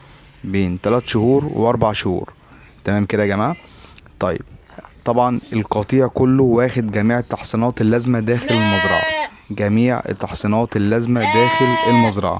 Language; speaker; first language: Arabic; native; Arabic